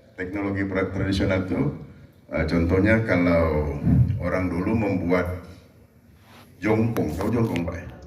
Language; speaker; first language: Indonesian; native; Indonesian